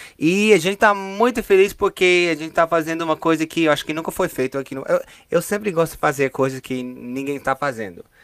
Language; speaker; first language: Portuguese; non-native, fluent; English